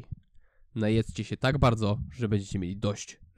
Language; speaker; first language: Polish; native; Polish